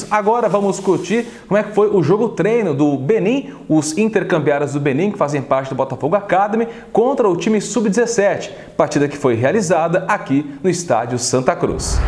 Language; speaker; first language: Portuguese; native; Portuguese